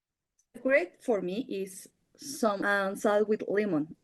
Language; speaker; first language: English; non-native, learner; Spanish